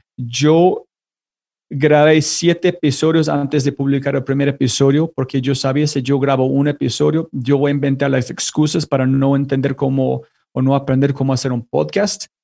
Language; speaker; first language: Spanish; non-native, fluent; English